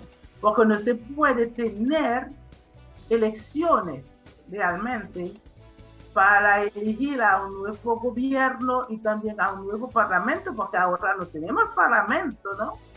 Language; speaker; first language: Spanish; non-native, fluent; Haitian Creole